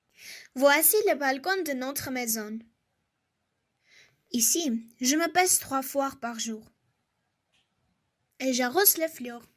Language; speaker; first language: French; non-native, learner; Armenian